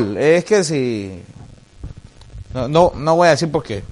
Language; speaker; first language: Spanish; native; Spanish